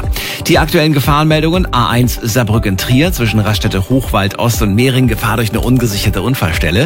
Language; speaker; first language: German; native; German